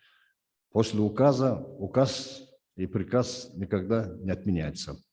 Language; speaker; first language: Russian; non-native, local second language; Kyrgyz